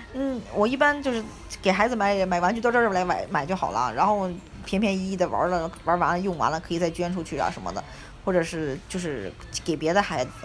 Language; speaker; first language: Chinese; native; Chinese